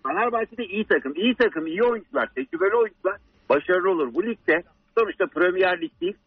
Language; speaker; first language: Turkish; native; Turkish